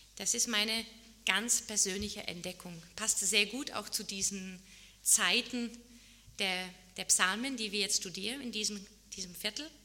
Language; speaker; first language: German; non-native, fluent; Czech